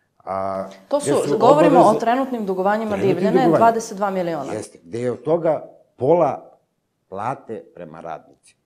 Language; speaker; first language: Serbian; native; Serbian